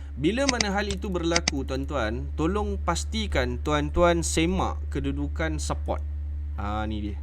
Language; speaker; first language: Malay; native; Malay